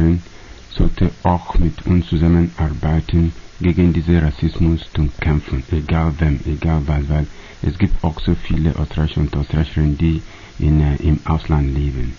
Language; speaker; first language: German; non-native, learner; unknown